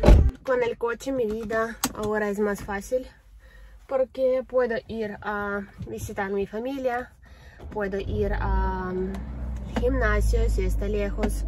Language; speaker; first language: Spanish; non-native, learner; Ukrainian